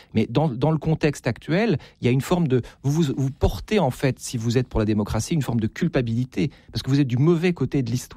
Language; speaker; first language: French; native; French